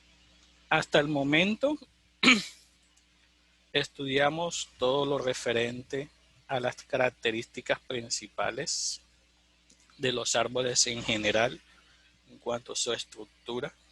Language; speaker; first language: Spanish; native; Spanish